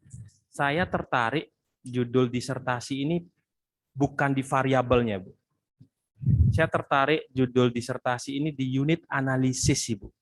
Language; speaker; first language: Indonesian; native; Indonesian